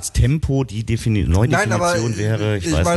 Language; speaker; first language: German; native; German